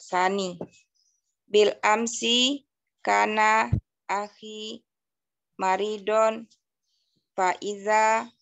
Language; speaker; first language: Arabic; non-native, learner; Indonesian